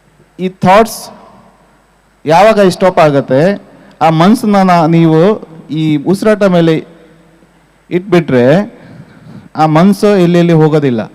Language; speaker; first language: Kannada; non-native, fluent; Hindi